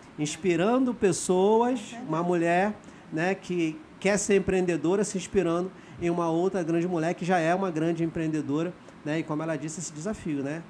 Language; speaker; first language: Portuguese; native; Portuguese